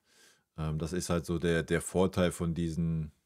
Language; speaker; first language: German; native; German